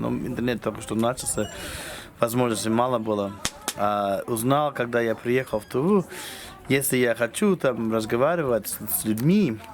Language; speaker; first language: Russian; non-native, fluent; English